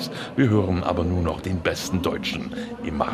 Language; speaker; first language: German; native; German